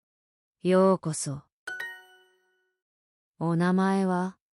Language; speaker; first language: Japanese; non-native, learner; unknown